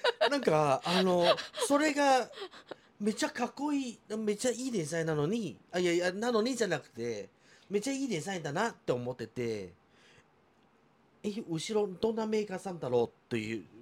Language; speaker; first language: Japanese; non-native, fluent; Chinese